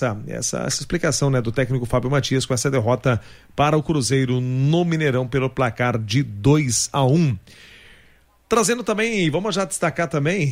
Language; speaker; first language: Portuguese; native; Portuguese